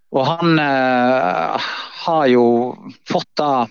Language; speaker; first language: Norwegian; native; Norwegian